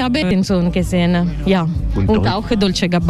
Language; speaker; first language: German; non-native, learner; Italian